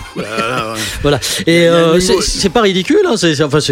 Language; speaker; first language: French; native; French